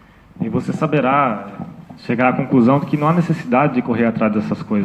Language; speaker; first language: Portuguese; native; Portuguese